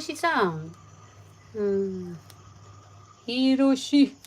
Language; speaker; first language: Japanese; non-native, learner; Filipino